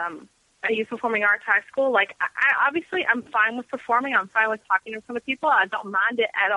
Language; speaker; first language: English; native; English